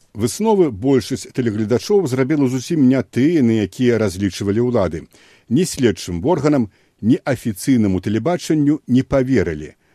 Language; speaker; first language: Belarusian; native; Belarusian